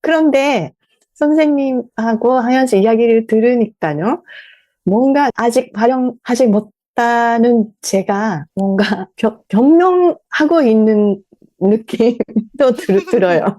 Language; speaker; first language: Korean; non-native, fluent; Japanese